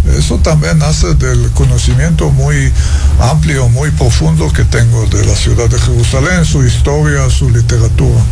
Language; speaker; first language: Spanish; non-native, fluent; Hebrew